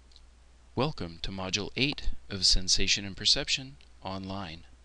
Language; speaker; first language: English; native; English